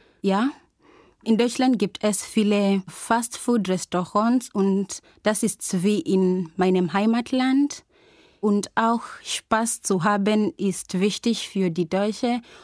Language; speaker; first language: German; non-native, fluent; Swahili